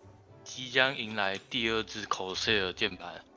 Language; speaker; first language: Chinese; native; Chinese